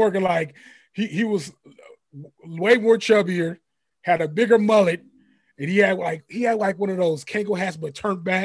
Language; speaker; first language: English; native; English